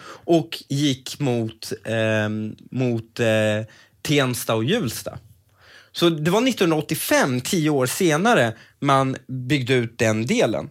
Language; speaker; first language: Swedish; early bilingual, other home language; Persian